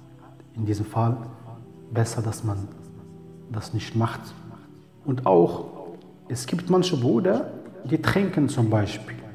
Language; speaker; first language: German; non-native, learner; Arabic